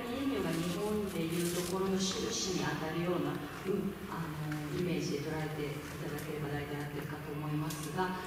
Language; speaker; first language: Japanese; native; Japanese